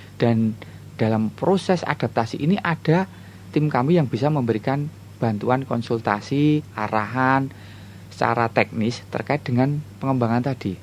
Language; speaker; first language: Indonesian; native; Indonesian